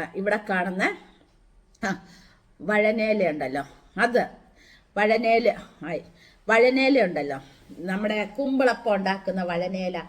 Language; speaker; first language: Malayalam; native; Malayalam